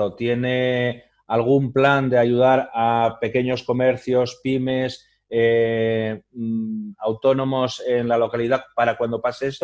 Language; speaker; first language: Spanish; native; Spanish